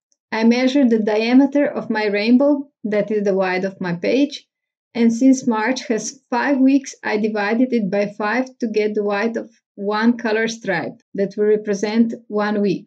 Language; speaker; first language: English; non-native, fluent; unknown